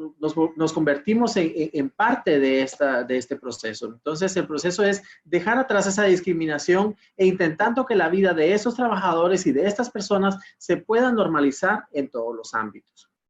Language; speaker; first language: Spanish; native; Spanish